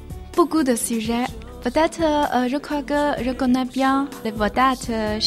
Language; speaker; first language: French; non-native, learner; Chinese